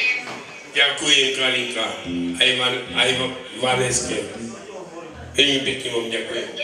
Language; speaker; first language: Slovak; non-native, local second language; Romany